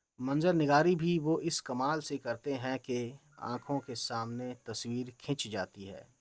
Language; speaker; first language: Urdu; native; Urdu